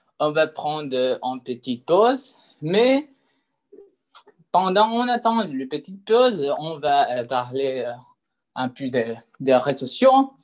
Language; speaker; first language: French; non-native, learner; Spanish